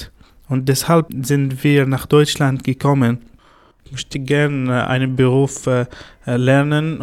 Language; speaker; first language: German; non-native, learner; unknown